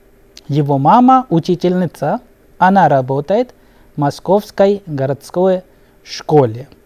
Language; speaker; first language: Russian; non-native, fluent; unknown